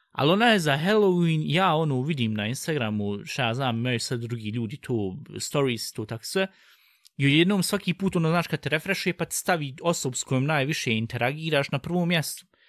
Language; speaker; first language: Bosnian; early bilingual, heritage; Bosnian